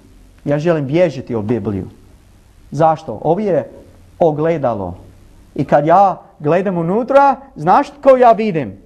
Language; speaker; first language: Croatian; non-native, learner; English